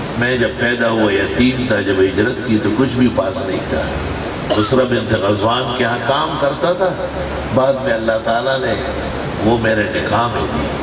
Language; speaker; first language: Urdu; non-native, local second language; Pashto